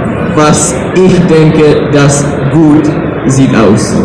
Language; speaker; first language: German; non-native, learner; Czech